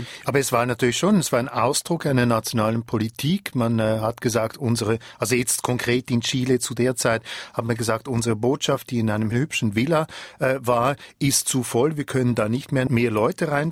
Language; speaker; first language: German; native; German